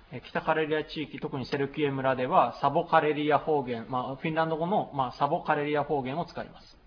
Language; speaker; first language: Japanese; native; Japanese